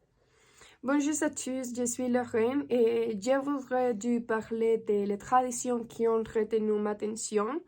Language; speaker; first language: French; non-native, learner; Spanish